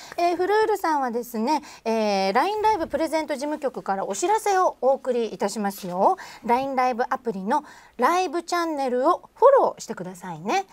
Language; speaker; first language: Japanese; native; Japanese